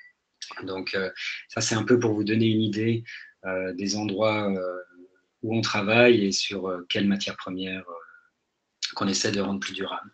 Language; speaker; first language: French; native; French